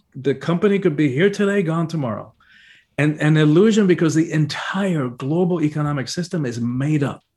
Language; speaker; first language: English; early bilingual, other home language; Spanish